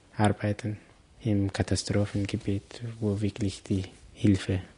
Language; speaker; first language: German; non-native, learner; Persian